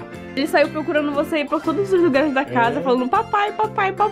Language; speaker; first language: Portuguese; native; Portuguese